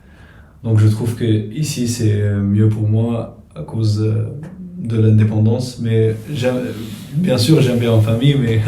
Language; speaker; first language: French; non-native, fluent; Arabic